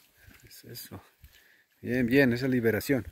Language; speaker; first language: Spanish; native; Spanish